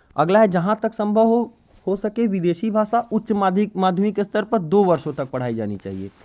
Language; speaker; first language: Hindi; native; Hindi